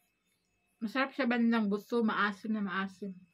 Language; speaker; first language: Filipino; non-native, local second language; Cebuano